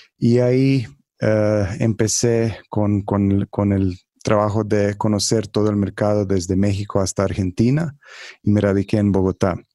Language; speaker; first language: Spanish; non-native, fluent; Croatian